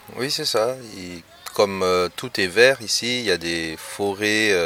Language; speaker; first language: French; non-native, local second language; Malagasy